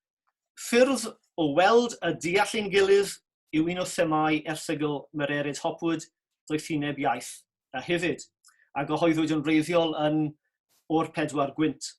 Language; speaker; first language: Welsh; native; Welsh